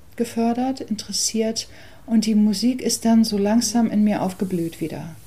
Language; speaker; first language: German; early bilingual, other home language; English